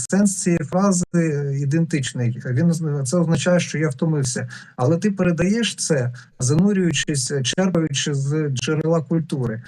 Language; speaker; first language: Ukrainian; non-native, local second language; Russian